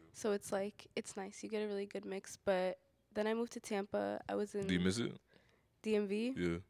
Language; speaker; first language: English; native; English